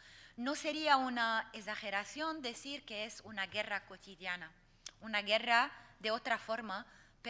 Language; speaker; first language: Spanish; non-native, fluent; Arabic